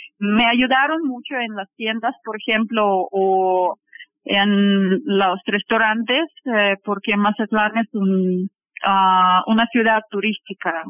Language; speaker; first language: Spanish; non-native, fluent; Russian